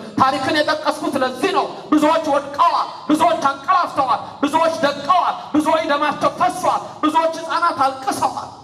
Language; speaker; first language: Amharic; native; Amharic